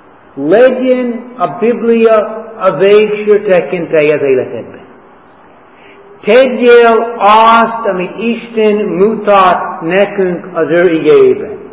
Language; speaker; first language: Hungarian; non-native, learner; English